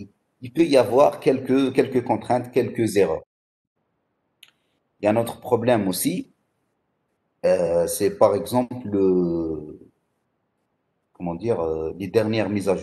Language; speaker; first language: French; non-native, local second language; Arabic